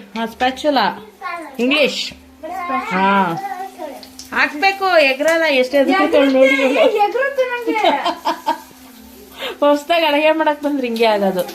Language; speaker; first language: Kannada; native; Kannada